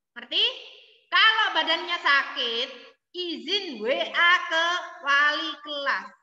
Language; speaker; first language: Indonesian; native; Indonesian